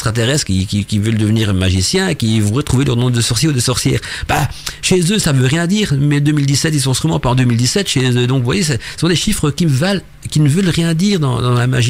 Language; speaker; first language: French; native; French